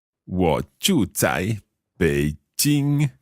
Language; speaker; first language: Chinese; non-native, learner; English